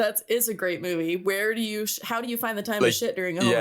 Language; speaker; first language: English; native; English